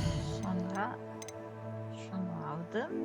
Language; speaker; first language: Turkish; non-native, learner; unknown